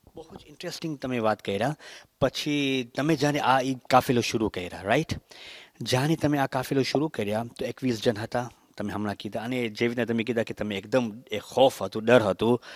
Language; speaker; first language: Gujarati; early bilingual, heritage; Gujarati